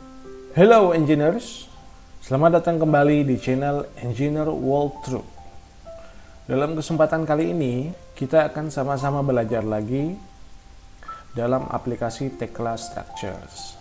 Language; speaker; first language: Indonesian; native; Indonesian